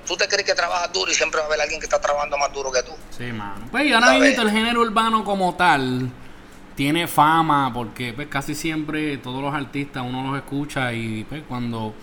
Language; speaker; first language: Spanish; native; Spanish